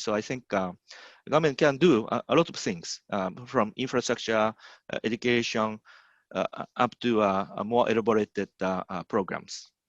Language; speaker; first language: English; non-native, fluent; Japanese